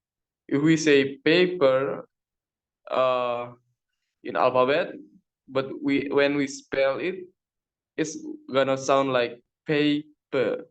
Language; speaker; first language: English; non-native, learner; Indonesian